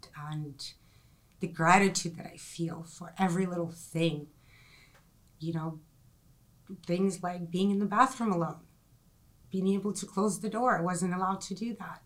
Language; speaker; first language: English; non-native, fluent; Ukrainian